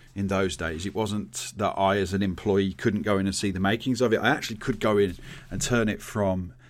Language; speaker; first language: English; native; English